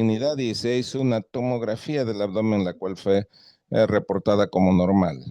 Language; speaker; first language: Spanish; native; Spanish